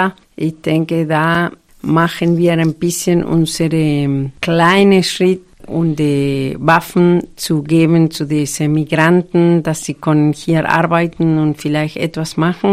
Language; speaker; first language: German; non-native, fluent; Spanish